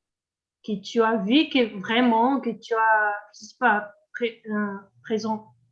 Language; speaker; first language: French; non-native, learner; Portuguese